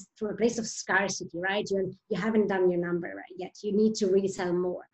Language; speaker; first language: English; non-native, fluent; Italian